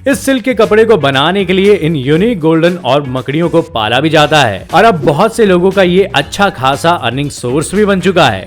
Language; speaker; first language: Hindi; native; Hindi